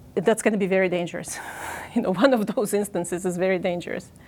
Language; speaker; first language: English; non-native, fluent; Ukrainian